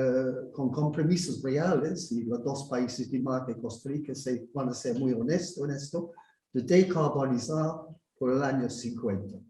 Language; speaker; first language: Spanish; non-native, fluent; English